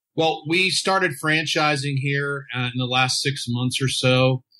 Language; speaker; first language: English; native; English